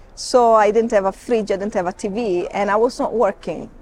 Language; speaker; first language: English; non-native, fluent; Italian